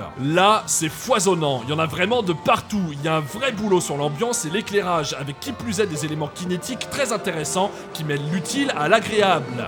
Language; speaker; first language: French; native; French